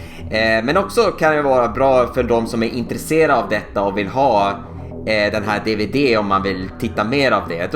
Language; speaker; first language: Swedish; native; Swedish